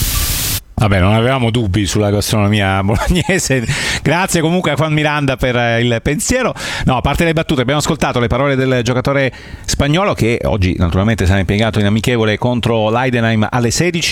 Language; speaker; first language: Italian; native; Italian